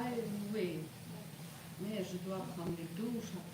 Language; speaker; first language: French; non-native, learner; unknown